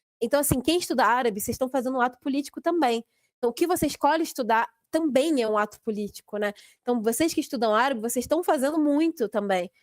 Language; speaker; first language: Portuguese; native; Portuguese